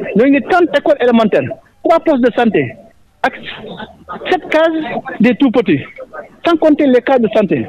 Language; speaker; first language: Wolof; non-native, local second language; Mandingo